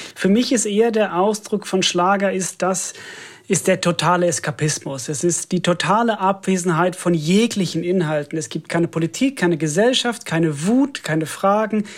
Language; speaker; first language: German; non-native, fluent; Finnish